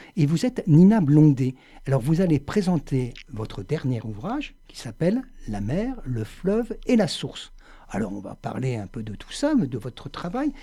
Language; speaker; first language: French; native; French